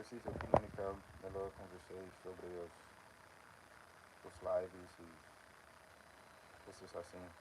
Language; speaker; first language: Portuguese; non-native, fluent; English